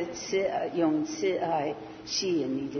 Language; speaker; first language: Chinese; non-native, fluent; English